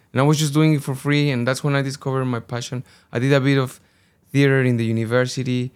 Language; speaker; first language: English; non-native, fluent; Spanish